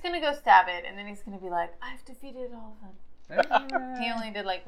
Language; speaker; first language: English; native; English